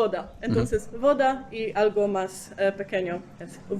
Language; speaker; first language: Spanish; non-native, fluent; Polish